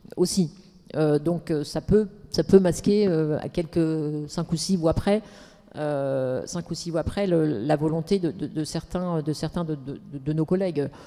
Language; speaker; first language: French; native; French